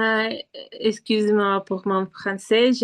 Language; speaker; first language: French; non-native, learner; Russian